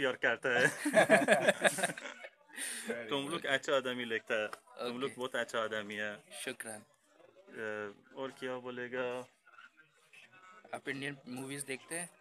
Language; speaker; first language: Hindi; non-native, learner; Persian